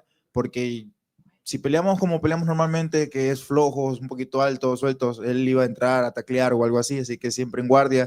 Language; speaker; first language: Spanish; native; Spanish